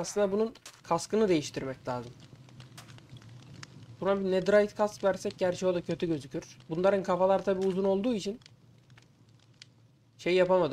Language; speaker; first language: Turkish; native; Turkish